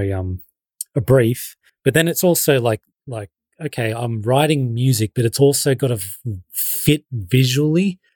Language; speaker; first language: English; native; English